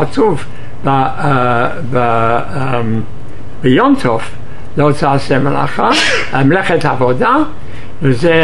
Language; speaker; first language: Hebrew; non-native, fluent; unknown